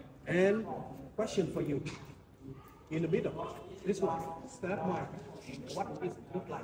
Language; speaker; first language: English; non-native, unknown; Vietnamese